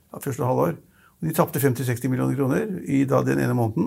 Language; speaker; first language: Norwegian; native; Norwegian